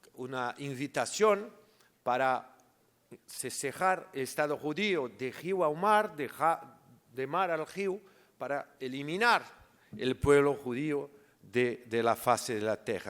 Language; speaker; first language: Spanish; non-native, learner; Portuguese